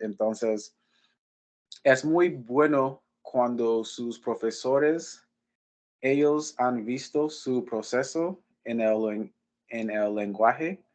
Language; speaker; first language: Spanish; non-native, fluent; English